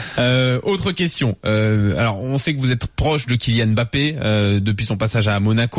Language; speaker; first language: French; native; French